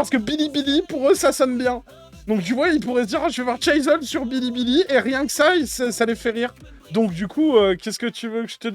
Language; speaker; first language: French; native; French